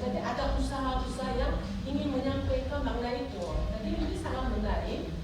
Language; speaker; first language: Indonesian; non-native, fluent; Korean